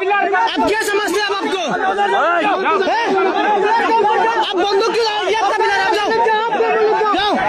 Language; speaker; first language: Hindi; non-native, learner; Bangla